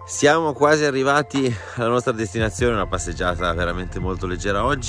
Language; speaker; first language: Italian; native; Italian